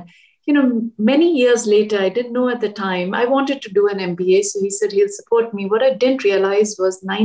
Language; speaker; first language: English; non-native, local second language; Hindi